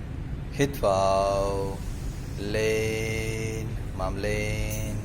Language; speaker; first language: Vietnamese; non-native, learner; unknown